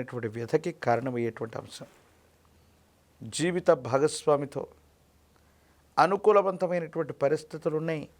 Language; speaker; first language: Telugu; native; Telugu